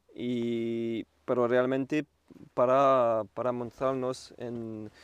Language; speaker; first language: Spanish; non-native, learner; French